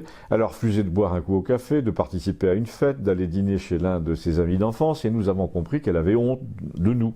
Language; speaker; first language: French; native; French